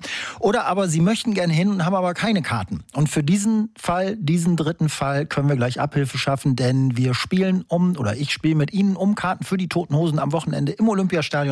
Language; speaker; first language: German; native; German